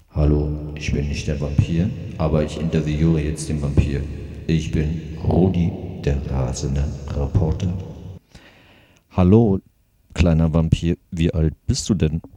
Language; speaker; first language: German; native; German